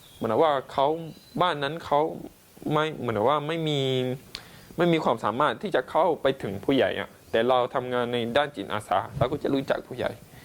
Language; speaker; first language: Thai; non-native, local second language; Pattani Malay